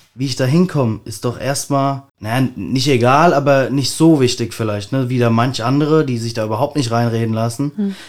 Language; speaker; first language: German; native; German